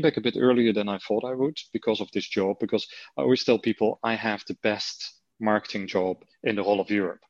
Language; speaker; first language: English; non-native, fluent; Dutch